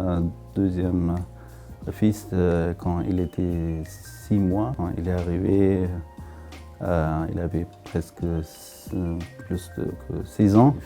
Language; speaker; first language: French; non-native, fluent; Pashto